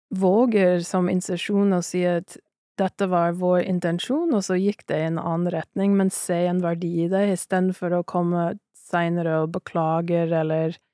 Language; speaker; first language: Norwegian; non-native, fluent; English